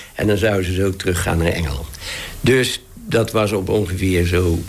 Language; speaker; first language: Dutch; native; Dutch